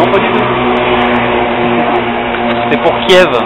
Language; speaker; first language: French; non-native, learner; Russian